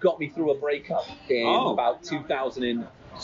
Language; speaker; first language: English; native; English